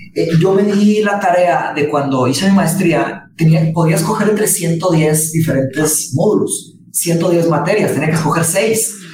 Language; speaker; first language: Spanish; early bilingual, other home language; Portuguese